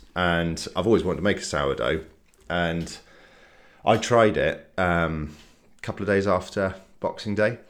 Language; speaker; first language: English; native; English